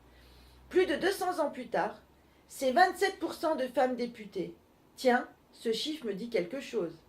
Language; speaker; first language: French; native; French